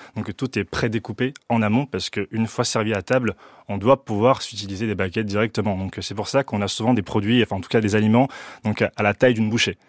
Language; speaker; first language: French; early bilingual, other home language; Chinese